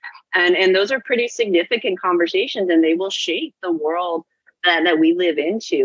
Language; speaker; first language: English; native; English